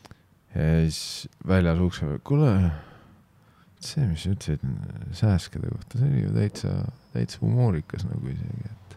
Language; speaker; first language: Estonian; native; Estonian